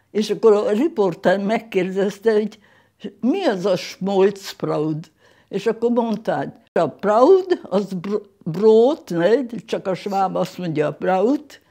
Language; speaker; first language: Hungarian; non-native, local second language; German